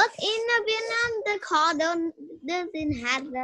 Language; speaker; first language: English; non-native, learner; Vietnamese